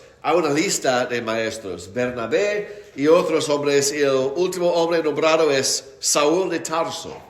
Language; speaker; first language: Spanish; non-native, fluent; English